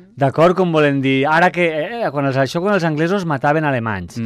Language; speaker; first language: Catalan; native; Catalan